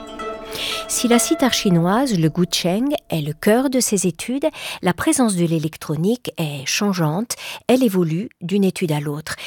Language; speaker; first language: French; native; French